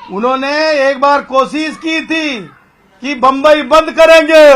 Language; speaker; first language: Hindi; non-native, local second language; Marathi